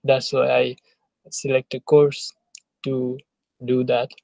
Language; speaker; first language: English; non-native, learner; Bangla